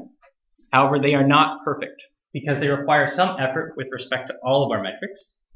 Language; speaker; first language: English; native; English